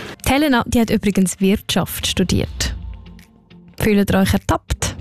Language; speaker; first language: German; native; German